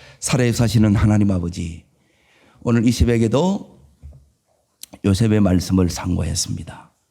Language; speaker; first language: Korean; native; Korean